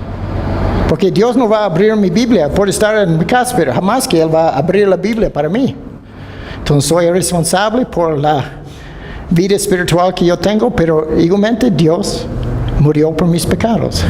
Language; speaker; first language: Spanish; non-native, fluent; Dutch